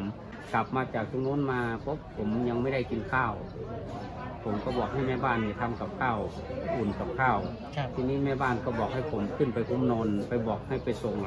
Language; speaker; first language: Thai; native; Thai